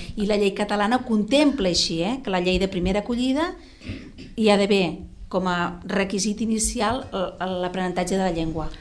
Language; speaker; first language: Catalan; non-native, local second language; Spanish